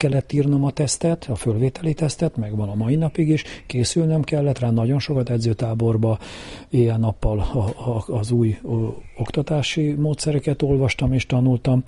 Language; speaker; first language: Hungarian; native; Hungarian